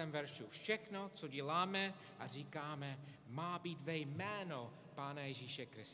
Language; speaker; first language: Czech; non-native, fluent; English